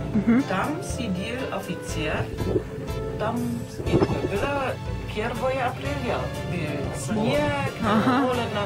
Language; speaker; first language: Russian; non-native, fluent; German